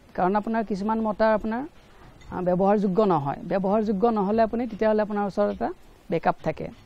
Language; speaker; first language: Assamese; native; Assamese